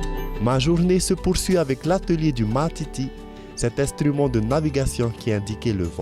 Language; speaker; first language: French; native; French